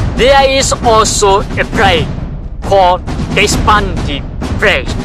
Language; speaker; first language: English; non-native, learner; Burmese